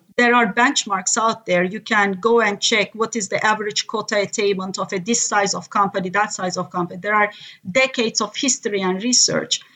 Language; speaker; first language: English; non-native, fluent; Turkish